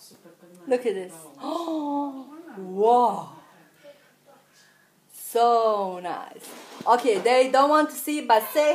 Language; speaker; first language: English; non-native, learner; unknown